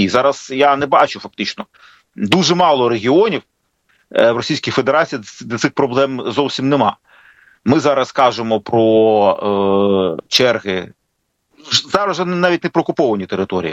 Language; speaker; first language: Ukrainian; native; Ukrainian